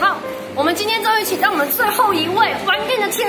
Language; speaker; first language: Chinese; native; Chinese